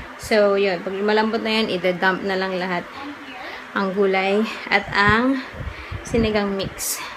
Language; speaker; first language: Filipino; native; Filipino